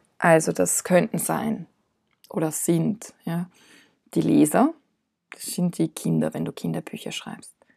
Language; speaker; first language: German; non-native, fluent; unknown